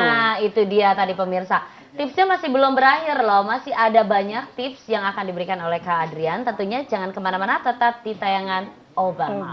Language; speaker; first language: Indonesian; native; Indonesian